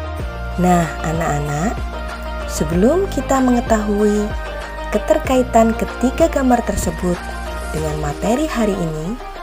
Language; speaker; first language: Indonesian; native; Indonesian